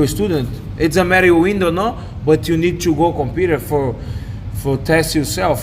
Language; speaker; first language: English; non-native, learner; Portuguese